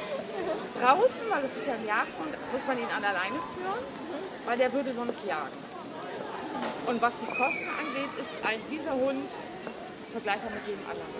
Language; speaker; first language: German; native; German